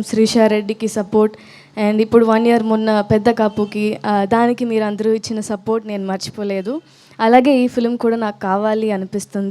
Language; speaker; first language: Telugu; non-native, learner; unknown